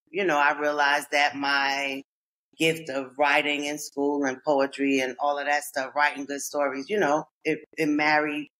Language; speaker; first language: English; native; English